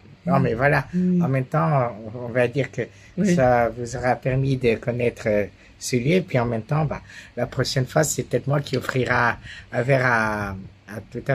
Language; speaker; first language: French; native; French